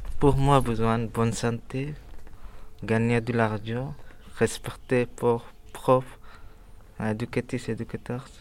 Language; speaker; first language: French; non-native, learner; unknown